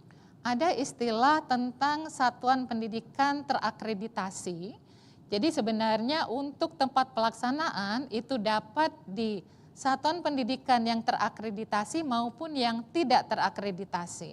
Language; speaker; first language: Indonesian; native; Indonesian